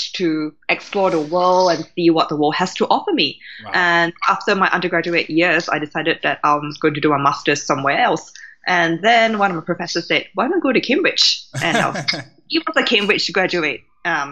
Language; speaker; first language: English; native; English